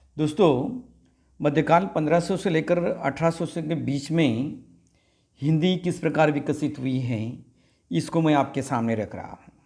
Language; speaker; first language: Hindi; non-native, local second language; Marathi